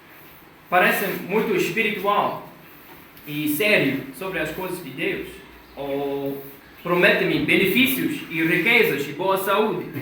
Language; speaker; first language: Portuguese; non-native, fluent; English